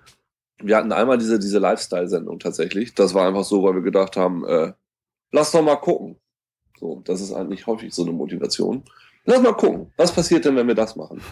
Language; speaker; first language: German; native; German